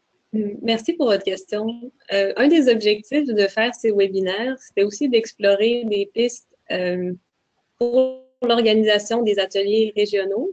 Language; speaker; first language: French; native; French